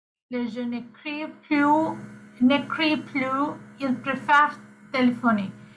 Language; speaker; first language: French; non-native, fluent; Sinhala